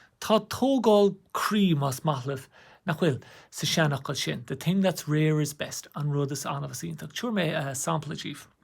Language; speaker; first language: Irish; native; Irish